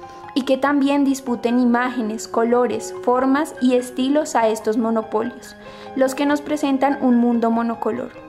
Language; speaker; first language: Spanish; native; Spanish